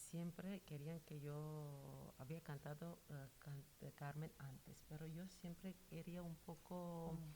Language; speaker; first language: Spanish; non-native, fluent; Georgian